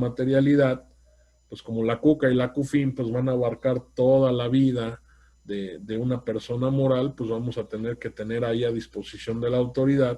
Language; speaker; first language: Spanish; native; Spanish